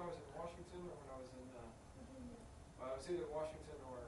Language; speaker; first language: English; native; English